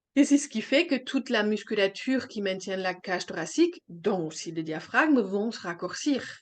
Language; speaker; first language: French; non-native, fluent; German